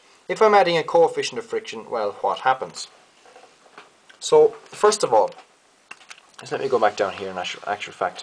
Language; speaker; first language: English; native; English